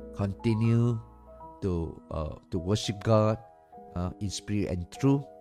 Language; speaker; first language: English; non-native, local second language; Chinese